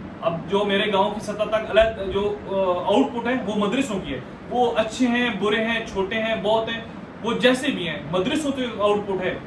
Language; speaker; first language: Urdu; non-native, local second language; Punjabi